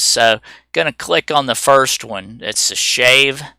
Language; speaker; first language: English; native; English